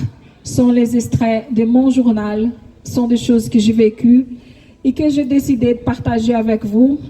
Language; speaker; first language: French; non-native, fluent; Portuguese